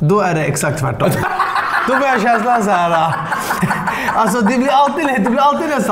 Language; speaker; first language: Swedish; native; Swedish